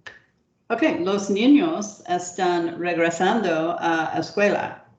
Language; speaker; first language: Spanish; non-native, learner; English